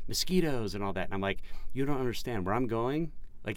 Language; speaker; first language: English; native; English